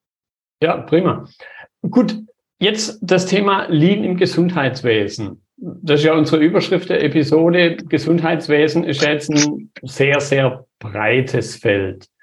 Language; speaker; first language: German; native; German